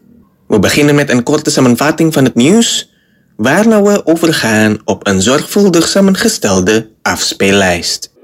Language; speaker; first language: Dutch; non-native, fluent; Indonesian